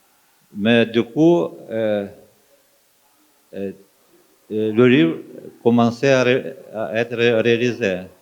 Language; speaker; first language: French; non-native, fluent; Ukrainian